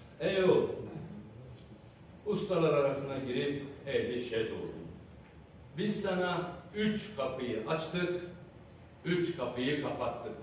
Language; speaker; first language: Turkish; native; Turkish